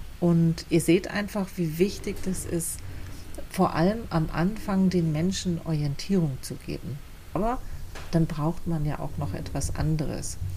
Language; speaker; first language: German; native; German